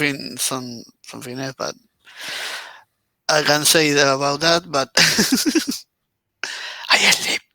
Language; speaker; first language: English; non-native, learner; Spanish